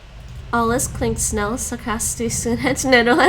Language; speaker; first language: Dutch; non-native, learner; English